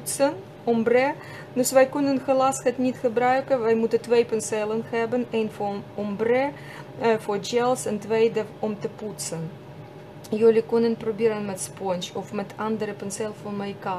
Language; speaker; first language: Dutch; non-native, fluent; Russian